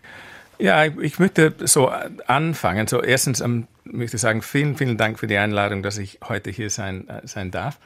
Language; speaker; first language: German; non-native, fluent; English